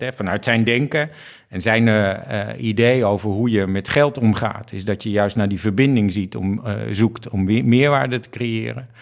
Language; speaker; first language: Dutch; native; Dutch